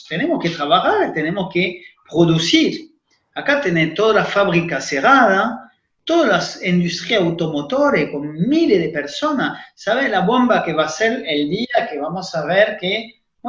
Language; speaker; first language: Spanish; non-native, fluent; French